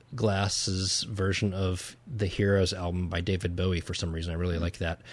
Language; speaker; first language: English; native; English